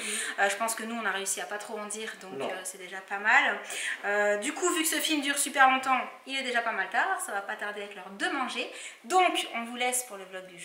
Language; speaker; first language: French; native; French